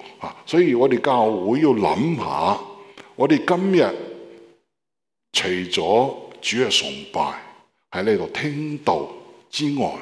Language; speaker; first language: Cantonese; non-native, learner; Chinese